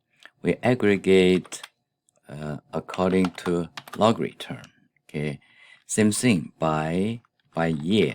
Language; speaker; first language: English; non-native, fluent; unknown